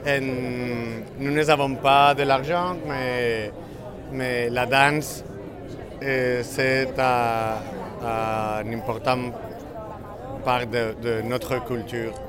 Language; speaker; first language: French; non-native, learner; Spanish